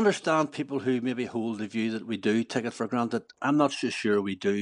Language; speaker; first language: English; native; English